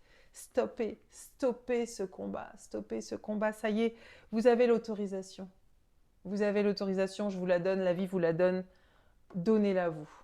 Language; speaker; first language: French; native; French